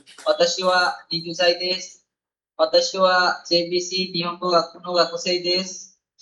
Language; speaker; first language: Japanese; non-native, learner; Bangla